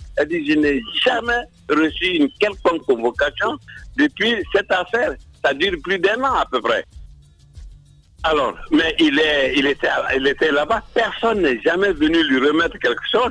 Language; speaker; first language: French; non-native, local second language; Mandingo